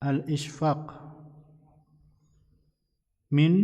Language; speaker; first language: Arabic; non-native, fluent; Indonesian